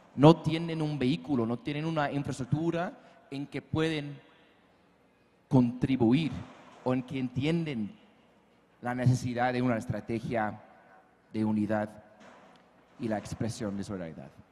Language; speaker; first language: Spanish; non-native, fluent; English